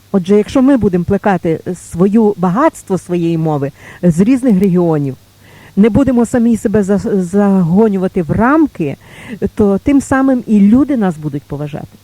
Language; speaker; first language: Ukrainian; native; Ukrainian